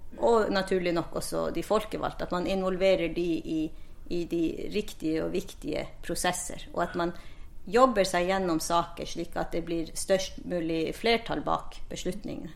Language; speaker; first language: Norwegian; non-native, local second language; Northern Sami